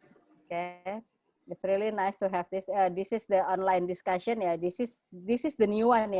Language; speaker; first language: English; non-native, fluent; Indonesian